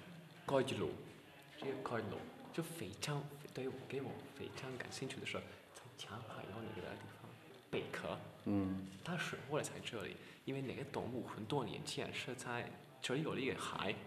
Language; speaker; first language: Chinese; non-native, learner; Hungarian